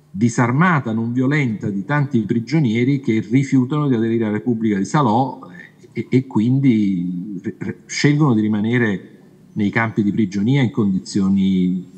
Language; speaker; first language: Italian; native; Italian